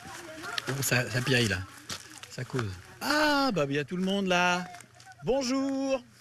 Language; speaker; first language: French; native; French